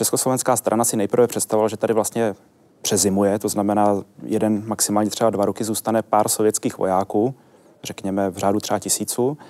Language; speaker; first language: Czech; native; Czech